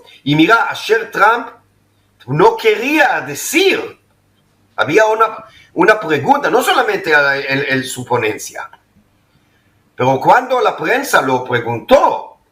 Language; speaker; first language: Spanish; non-native, fluent; Hebrew